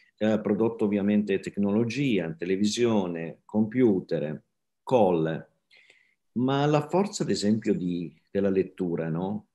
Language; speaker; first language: Italian; native; Italian